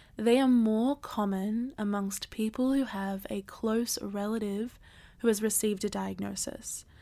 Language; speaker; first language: English; native; English